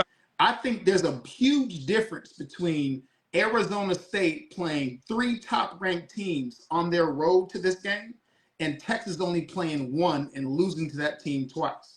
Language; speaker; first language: English; native; English